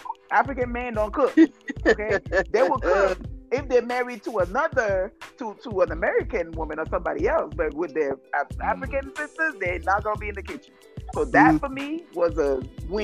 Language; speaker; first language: English; non-native, local second language; French